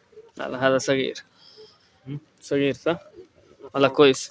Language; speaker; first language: Arabic; non-native, learner; Urdu